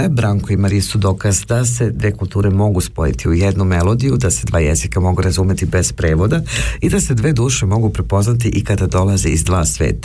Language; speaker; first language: Serbian; native; Serbian